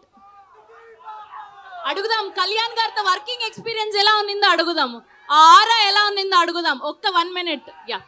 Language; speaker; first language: Telugu; native; Telugu